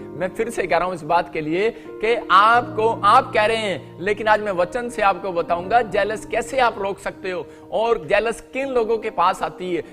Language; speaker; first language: Hindi; native; Hindi